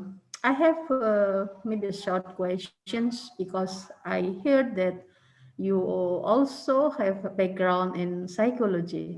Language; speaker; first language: English; non-native, learner; Indonesian